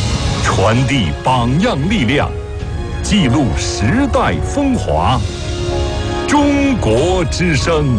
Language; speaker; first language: Chinese; native; Chinese